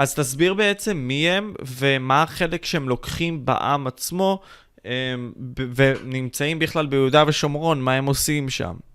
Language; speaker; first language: Hebrew; native; Hebrew